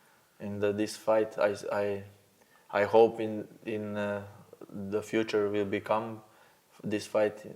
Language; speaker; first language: English; non-native, learner; Slovenian